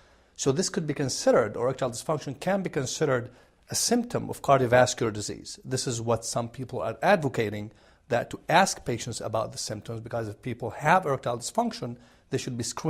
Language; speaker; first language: English; non-native, fluent; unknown